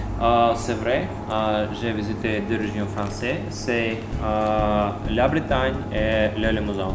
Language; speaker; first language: French; non-native, learner; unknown